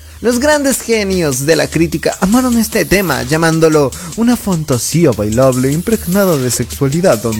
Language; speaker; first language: Spanish; native; Spanish